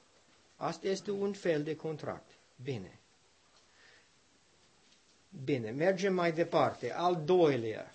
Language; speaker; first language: Romanian; non-native, learner; English